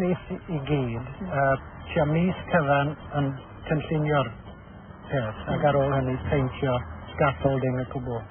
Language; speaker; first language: Welsh; native; Welsh